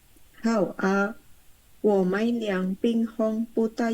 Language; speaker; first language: Chinese; non-native, learner; Indonesian